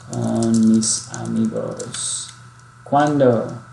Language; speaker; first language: Spanish; non-native, fluent; English